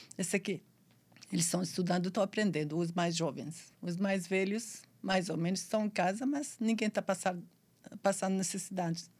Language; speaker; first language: Portuguese; non-native, fluent; Arabic